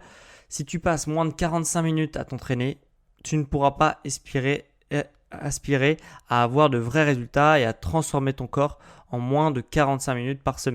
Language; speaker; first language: French; native; French